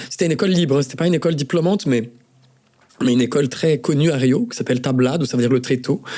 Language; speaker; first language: French; non-native, fluent; Portuguese